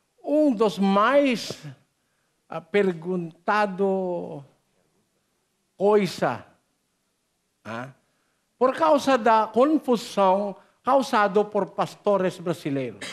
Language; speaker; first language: Portuguese; non-native, learner; Filipino